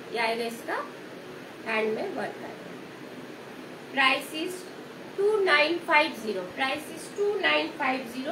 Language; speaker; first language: Hindi; non-native, local second language; Bangla